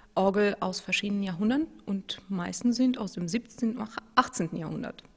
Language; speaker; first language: German; non-native, fluent; Russian